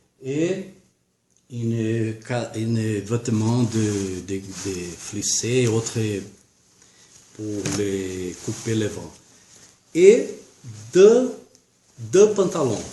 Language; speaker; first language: French; non-native, learner; Portuguese